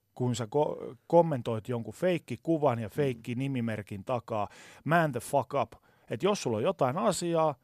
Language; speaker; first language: Finnish; native; Finnish